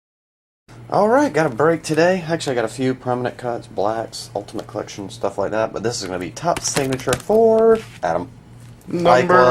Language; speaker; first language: English; native; English